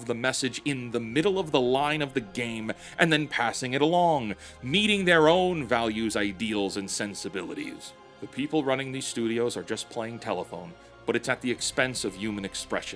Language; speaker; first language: English; native; English